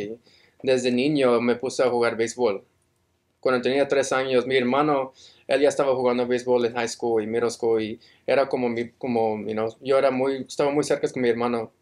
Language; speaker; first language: Spanish; early bilingual, heritage; Spanish